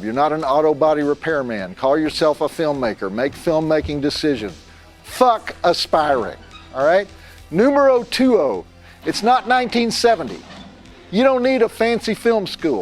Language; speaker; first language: English; native; English